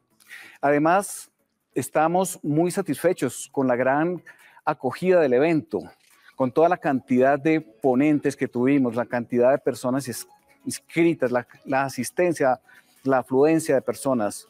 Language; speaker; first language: Spanish; native; Spanish